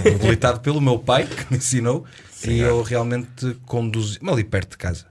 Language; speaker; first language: Portuguese; native; Portuguese